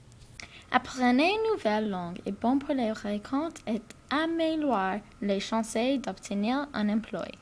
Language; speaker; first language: French; non-native, learner; English